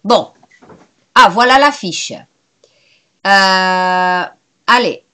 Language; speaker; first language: French; non-native, fluent; Spanish